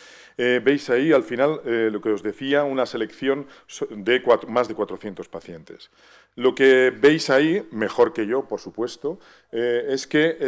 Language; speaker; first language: Spanish; native; Spanish